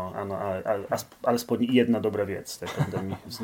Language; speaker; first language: Czech; non-native, learner; Polish